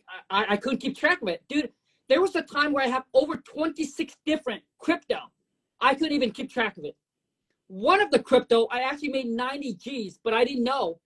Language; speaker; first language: English; non-native, fluent; Vietnamese